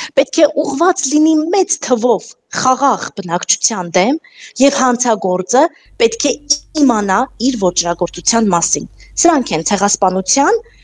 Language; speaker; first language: Armenian; native; Armenian